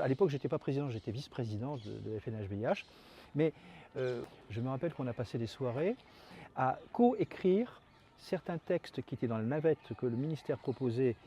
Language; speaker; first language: French; native; French